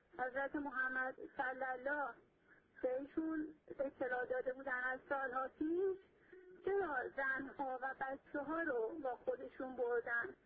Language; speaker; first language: Persian; non-native, fluent; Arabic